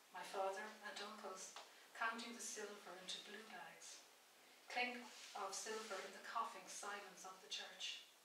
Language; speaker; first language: English; native; English